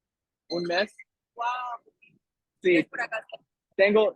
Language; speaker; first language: Spanish; early bilingual, heritage; Spanish